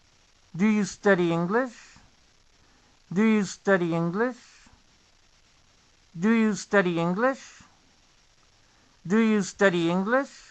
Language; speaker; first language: English; non-native, fluent; Spanish